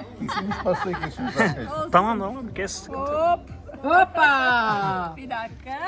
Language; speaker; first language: Turkish; non-native, fluent; Hindi